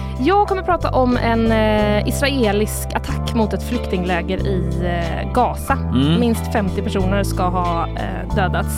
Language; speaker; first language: Swedish; native; Swedish